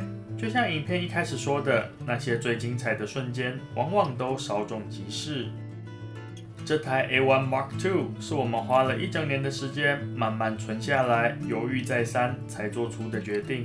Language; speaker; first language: Chinese; native; Chinese